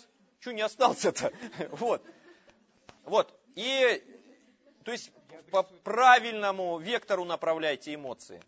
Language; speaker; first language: Russian; native; Russian